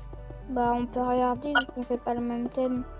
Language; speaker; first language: French; native; French